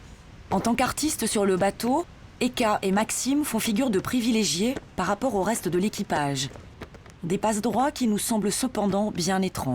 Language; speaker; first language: French; native; French